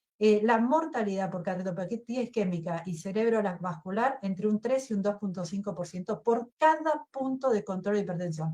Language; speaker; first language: Spanish; native; Spanish